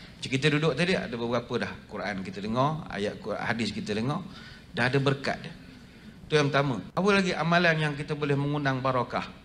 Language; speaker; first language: Malay; native; Malay